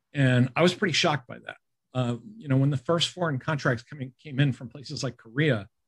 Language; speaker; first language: English; native; English